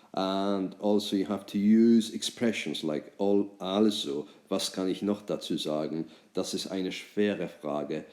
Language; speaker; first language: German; non-native, fluent; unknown